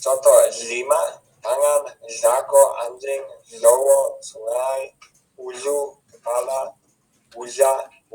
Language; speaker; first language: Indonesian; non-native, fluent; English